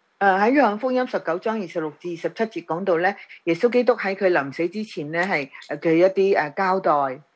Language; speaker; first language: Chinese; non-native, local second language; Cantonese